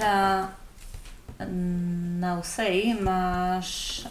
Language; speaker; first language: Portuguese; non-native, learner; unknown